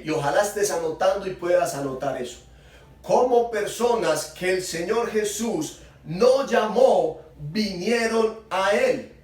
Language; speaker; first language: Spanish; native; Spanish